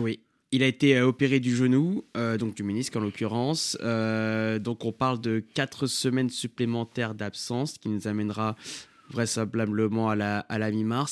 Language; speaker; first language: French; native; French